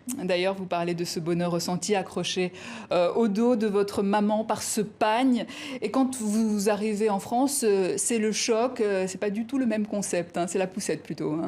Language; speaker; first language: French; native; French